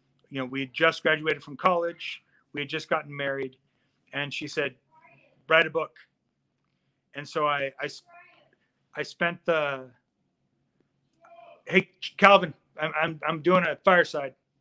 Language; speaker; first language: English; native; English